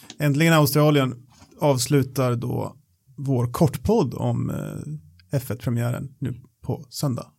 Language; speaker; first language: Swedish; native; Swedish